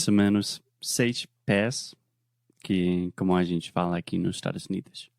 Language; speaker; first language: Portuguese; non-native, fluent; English